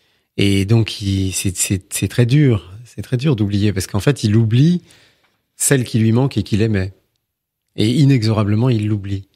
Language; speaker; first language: French; native; French